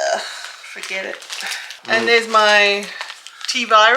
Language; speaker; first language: English; native; English